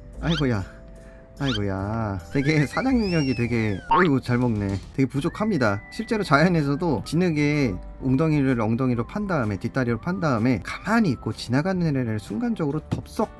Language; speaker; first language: Korean; native; Korean